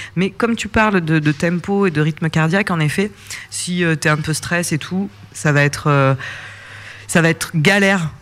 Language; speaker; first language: French; native; French